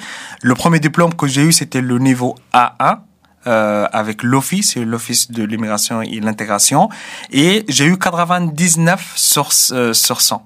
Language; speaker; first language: French; non-native, fluent; Arabic